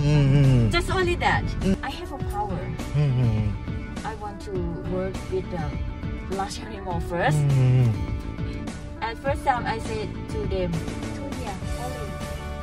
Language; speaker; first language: English; non-native, learner; Thai